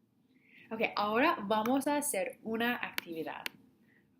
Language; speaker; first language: Spanish; non-native, fluent; English